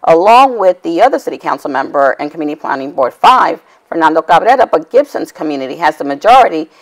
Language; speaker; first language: English; native; English